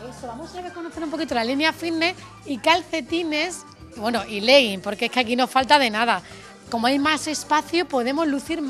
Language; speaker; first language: Spanish; native; Spanish